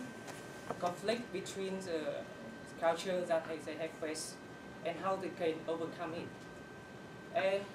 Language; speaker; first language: English; non-native, learner; Vietnamese